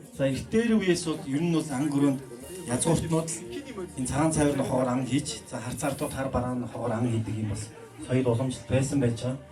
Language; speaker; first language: Mongolian; native; Mongolian